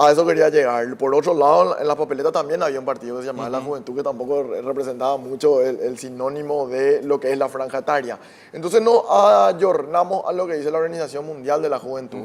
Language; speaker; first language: Spanish; native; Spanish